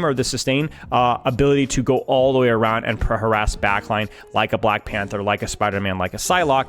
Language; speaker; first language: English; native; English